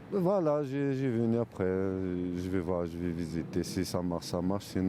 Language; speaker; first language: French; non-native, learner; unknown